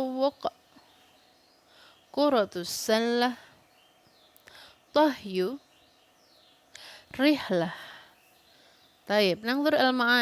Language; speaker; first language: Arabic; non-native, fluent; Indonesian